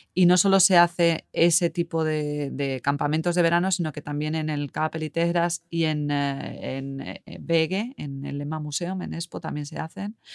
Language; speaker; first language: Spanish; native; Spanish